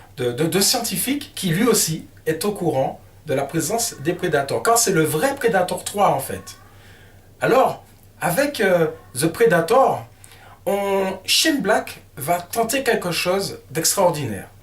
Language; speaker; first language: French; native; French